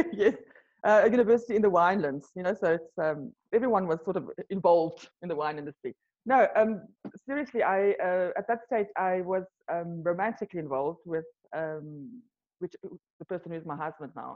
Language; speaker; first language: English; non-native, local second language; Afrikaans